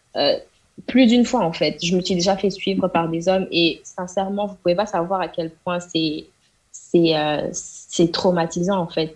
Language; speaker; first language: French; non-native, local second language; Wolof